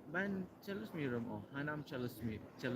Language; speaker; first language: Turkish; non-native, learner; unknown